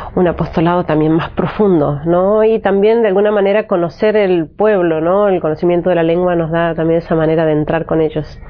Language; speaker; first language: Spanish; native; Spanish